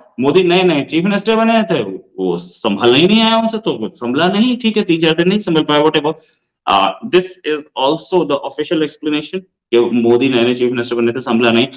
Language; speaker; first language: Hindi; native; Hindi